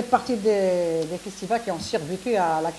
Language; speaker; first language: French; non-native, local second language; Arabic